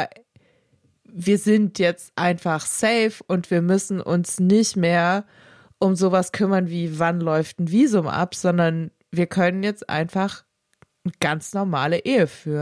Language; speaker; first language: German; native; German